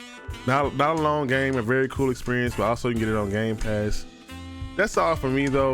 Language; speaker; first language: English; native; English